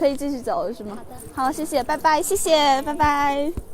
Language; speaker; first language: Chinese; native; Chinese